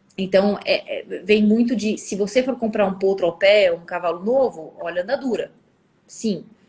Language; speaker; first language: Portuguese; early bilingual, other home language; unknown